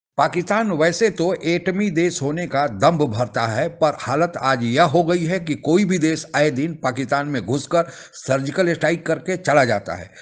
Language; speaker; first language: Hindi; native; Hindi